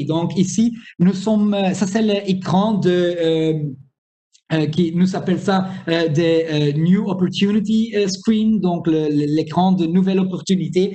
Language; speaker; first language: French; non-native, local second language; Dutch